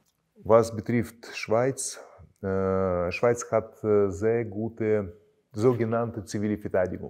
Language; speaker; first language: German; non-native, fluent; Russian